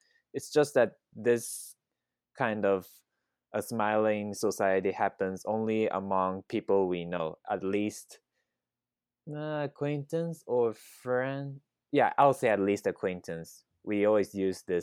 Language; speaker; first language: English; non-native, fluent; Thai